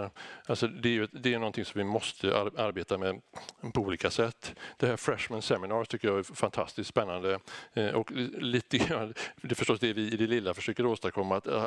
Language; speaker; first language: Swedish; native; Swedish